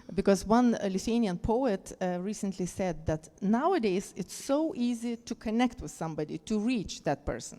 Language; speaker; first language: English; non-native, fluent; Lithuanian